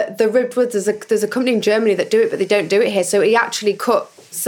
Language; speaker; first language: English; native; English